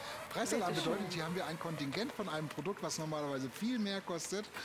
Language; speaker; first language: German; native; German